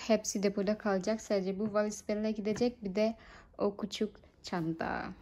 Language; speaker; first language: Turkish; non-native, learner; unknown